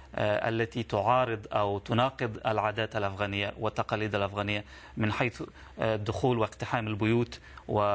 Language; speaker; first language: Arabic; non-native, fluent; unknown